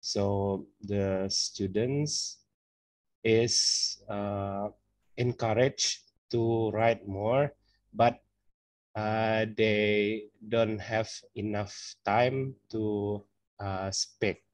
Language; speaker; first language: English; non-native, fluent; Indonesian